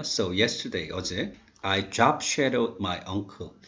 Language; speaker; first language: English; non-native, fluent; Korean